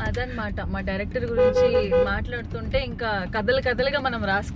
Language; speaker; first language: Telugu; native; Telugu